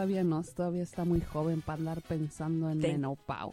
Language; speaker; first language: Spanish; native; Spanish